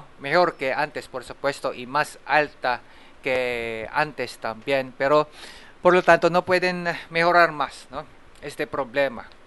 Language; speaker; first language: Spanish; non-native, fluent; Japanese